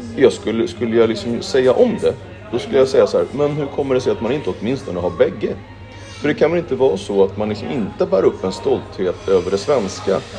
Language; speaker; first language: Swedish; native; Swedish